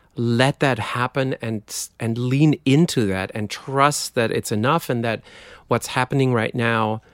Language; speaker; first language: English; non-native, fluent; German